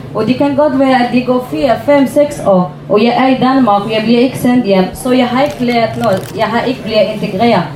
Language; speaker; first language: Danish; non-native, learner; Arabic